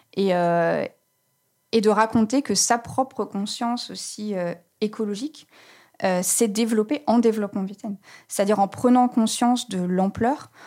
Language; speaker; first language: French; native; French